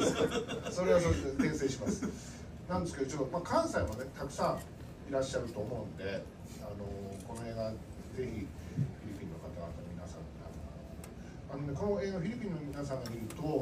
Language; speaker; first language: Japanese; native; Japanese